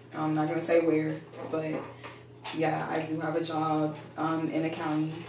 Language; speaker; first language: English; native; English